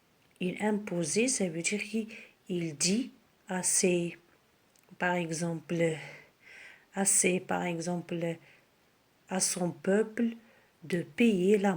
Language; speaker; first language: French; non-native, local second language; Arabic